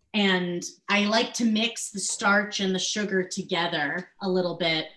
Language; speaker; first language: English; native; English